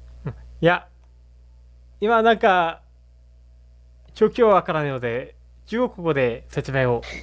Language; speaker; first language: Japanese; native; Japanese